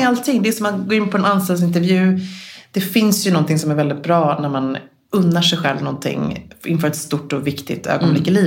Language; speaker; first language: Swedish; native; Swedish